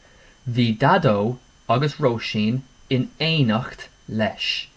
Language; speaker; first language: Irish; non-native, local second language; English